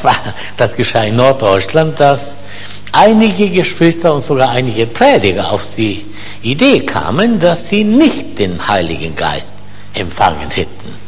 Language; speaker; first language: German; non-native, fluent; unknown